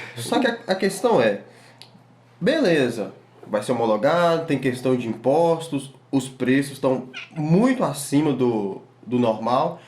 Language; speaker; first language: Portuguese; native; Portuguese